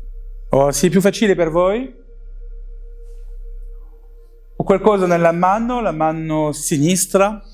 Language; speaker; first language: Italian; non-native, learner; French